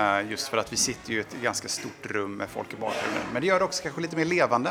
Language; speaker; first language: Swedish; native; Swedish